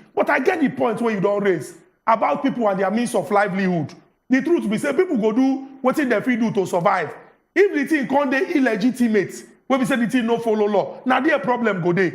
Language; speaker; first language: Nigerian Pidgin; native; Nigerian Pidgin